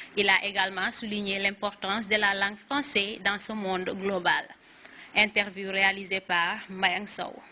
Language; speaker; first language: French; non-native, fluent; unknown